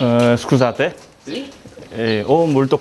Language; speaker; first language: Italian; non-native, learner; Korean